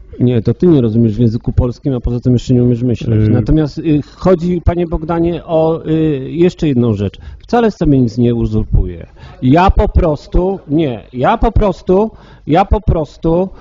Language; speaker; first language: Polish; native; Polish